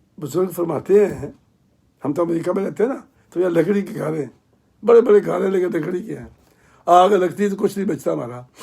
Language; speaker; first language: Urdu; non-native, local second language; Punjabi